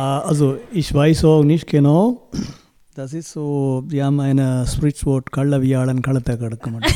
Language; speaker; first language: German; non-native, learner; Tamil